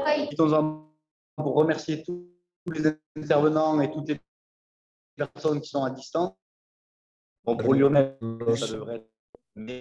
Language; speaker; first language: French; native; French